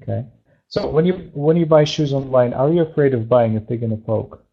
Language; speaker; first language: English; non-native, fluent; Russian